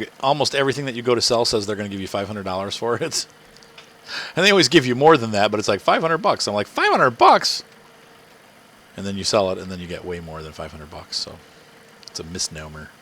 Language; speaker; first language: English; native; English